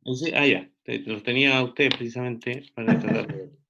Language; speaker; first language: Spanish; native; Spanish